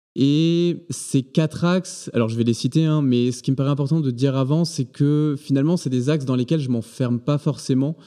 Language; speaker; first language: French; native; French